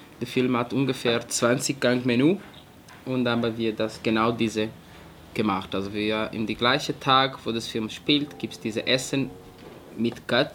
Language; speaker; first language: German; non-native, fluent; Portuguese